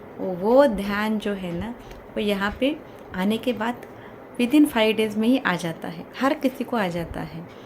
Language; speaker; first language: Hindi; non-native, local second language; Kannada